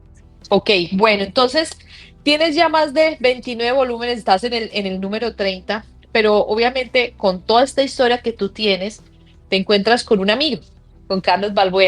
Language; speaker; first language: Spanish; native; Spanish